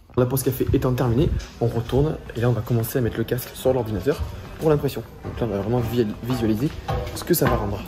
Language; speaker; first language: French; native; French